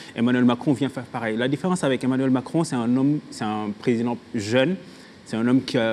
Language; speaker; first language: French; non-native, local second language; Wolof